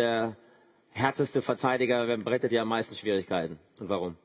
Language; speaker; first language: German; native; German